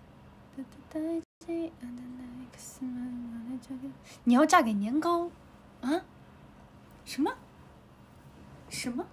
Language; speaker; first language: Chinese; native; Chinese